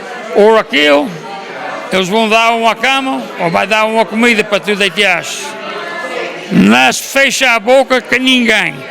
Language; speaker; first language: Portuguese; early bilingual, heritage; Portuguese